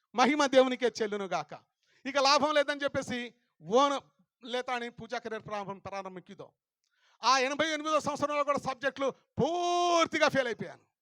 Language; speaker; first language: Telugu; non-native, local second language; Lambadi